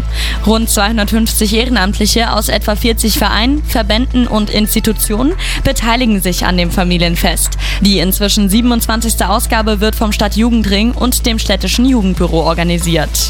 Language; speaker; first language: German; native; German